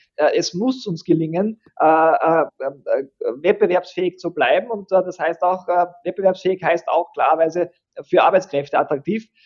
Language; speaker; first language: German; native; German